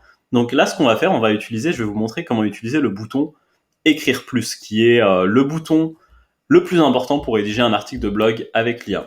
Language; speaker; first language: French; native; French